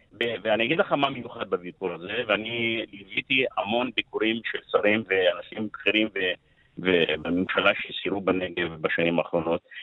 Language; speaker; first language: Hebrew; non-native, local second language; Arabic